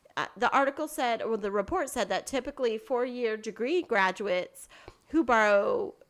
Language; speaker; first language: English; native; English